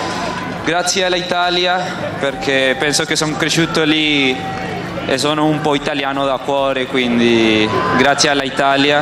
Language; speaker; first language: Italian; non-native, learner; Spanish